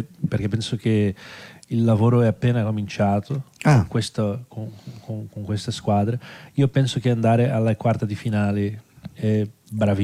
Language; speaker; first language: Italian; non-native, fluent; Portuguese